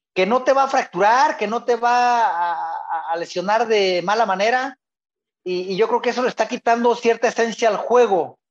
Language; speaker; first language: Spanish; native; Spanish